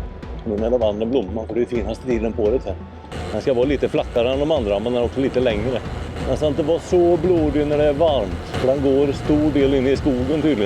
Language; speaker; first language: Swedish; native; Swedish